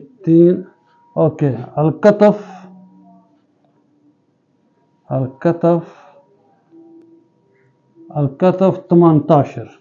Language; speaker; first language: Arabic; non-native, learner; Urdu